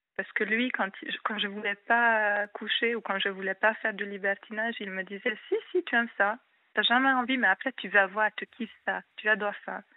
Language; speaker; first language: French; non-native, fluent; Hungarian